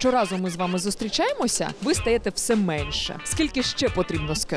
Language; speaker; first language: Ukrainian; native; Ukrainian